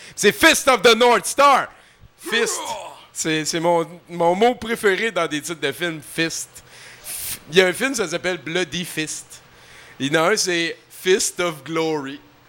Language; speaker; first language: French; native; French